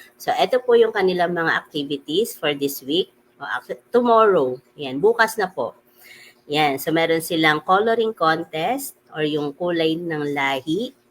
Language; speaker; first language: Filipino; native; Filipino